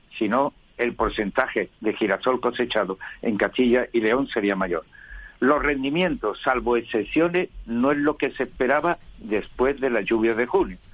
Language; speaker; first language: Spanish; native; Spanish